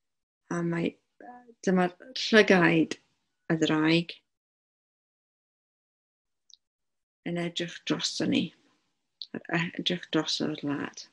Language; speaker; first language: Welsh; non-native, local second language; English